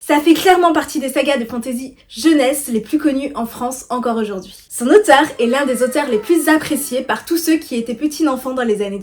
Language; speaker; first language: French; native; French